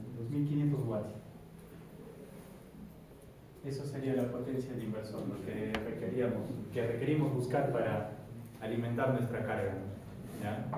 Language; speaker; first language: Spanish; native; Spanish